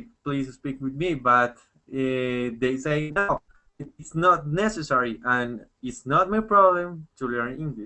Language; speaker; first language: English; non-native, learner; Spanish